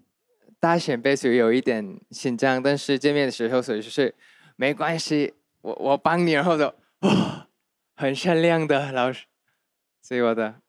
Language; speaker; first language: Chinese; non-native, learner; Thai